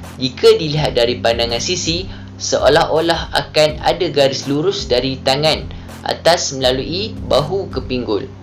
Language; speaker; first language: Malay; native; Malay